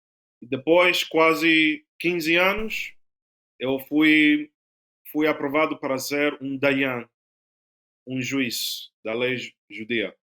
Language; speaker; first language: Portuguese; non-native, fluent; Spanish